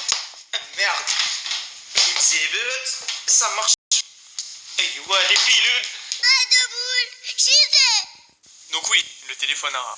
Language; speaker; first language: French; native; French